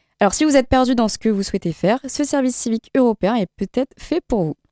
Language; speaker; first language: French; native; French